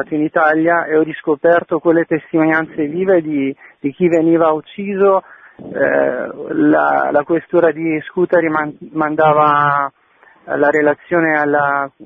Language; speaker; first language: Italian; non-native, fluent; Albanian